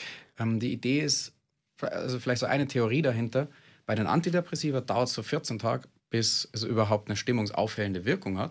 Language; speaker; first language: German; native; German